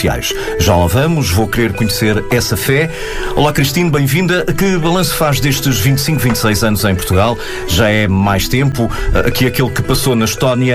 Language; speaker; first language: Portuguese; native; Portuguese